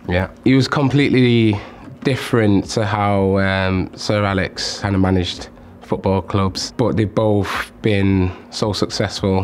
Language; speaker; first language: English; native; English